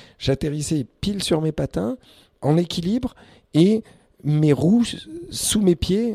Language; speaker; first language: French; early bilingual, other home language; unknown